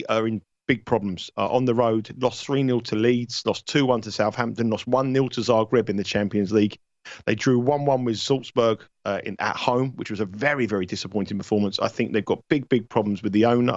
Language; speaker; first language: English; native; English